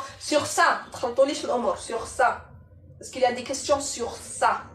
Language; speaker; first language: French; non-native, local second language; Arabic